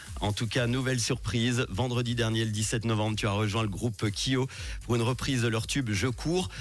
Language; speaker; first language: French; native; French